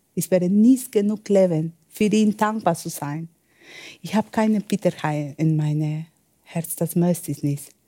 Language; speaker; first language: German; non-native, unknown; Spanish